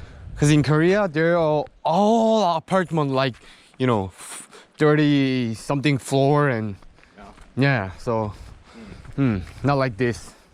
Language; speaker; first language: English; non-native, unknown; Korean